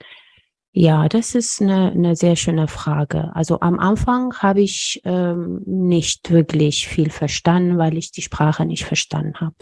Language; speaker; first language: German; non-native, fluent; Amharic